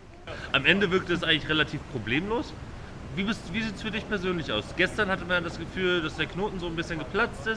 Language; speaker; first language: German; native; German